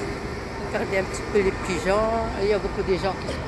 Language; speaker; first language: French; non-native, local second language; Arabic